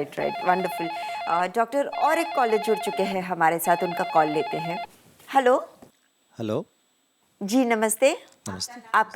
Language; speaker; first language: Hindi; native; Hindi